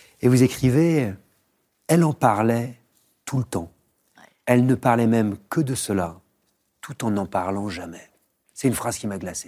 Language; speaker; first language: French; native; French